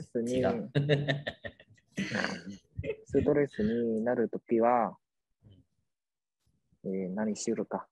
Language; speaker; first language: Japanese; non-native, learner; Vietnamese